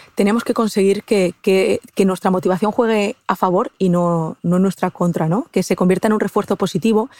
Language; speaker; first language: Spanish; native; Spanish